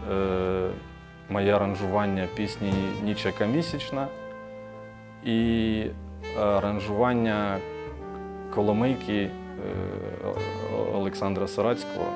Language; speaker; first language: Ukrainian; native; Ukrainian